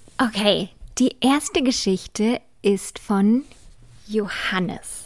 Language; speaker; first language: German; native; German